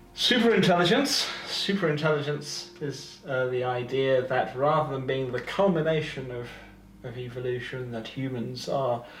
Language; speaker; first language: English; native; English